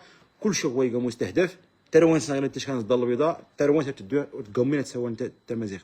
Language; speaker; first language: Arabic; non-native, local second language; Berber languages